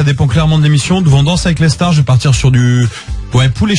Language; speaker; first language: French; native; French